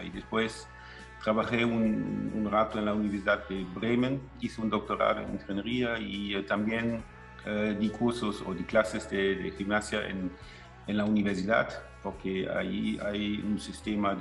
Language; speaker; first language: Spanish; non-native, fluent; German